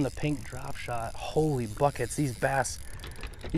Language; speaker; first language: English; native; English